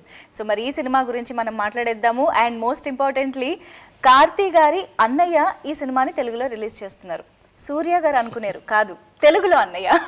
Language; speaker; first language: Telugu; native; Telugu